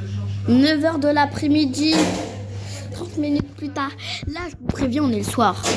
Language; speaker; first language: French; native; French